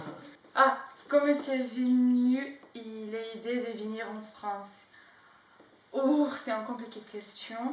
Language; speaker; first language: French; non-native, learner; Portuguese